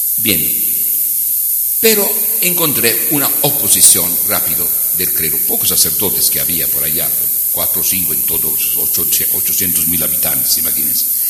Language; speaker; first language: Spanish; non-native, fluent; Italian